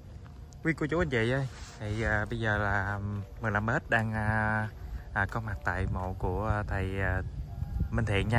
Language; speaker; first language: Vietnamese; native; Vietnamese